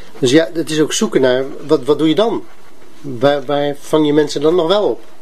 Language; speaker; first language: Dutch; native; Dutch